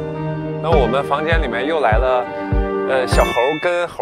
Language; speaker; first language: Chinese; native; Chinese